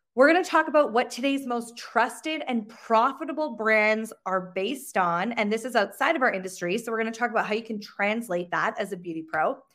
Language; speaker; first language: English; native; English